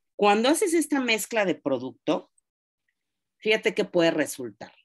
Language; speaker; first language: Spanish; native; Spanish